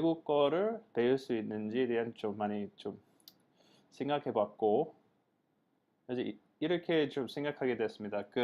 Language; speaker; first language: Korean; non-native, fluent; English